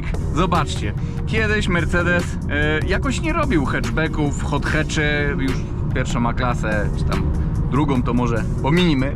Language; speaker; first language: Polish; native; Polish